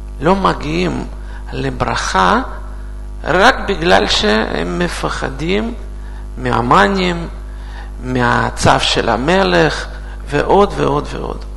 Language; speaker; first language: Hebrew; non-native, learner; Russian